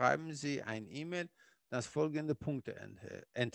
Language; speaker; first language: German; non-native, fluent; Persian